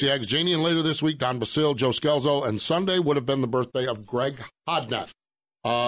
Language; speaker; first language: English; native; English